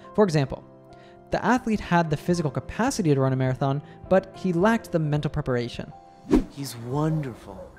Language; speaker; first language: English; native; English